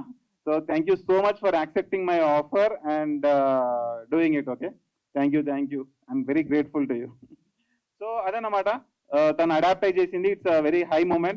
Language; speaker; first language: Telugu; native; Telugu